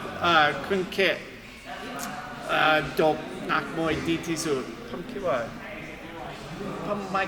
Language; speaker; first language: Thai; non-native, learner; English